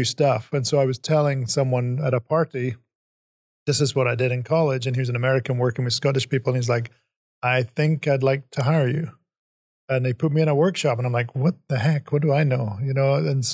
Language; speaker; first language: English; native; English